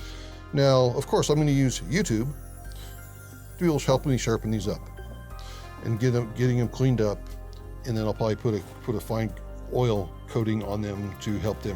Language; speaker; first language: English; native; English